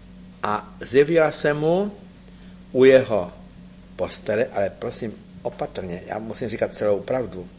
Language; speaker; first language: Czech; native; Czech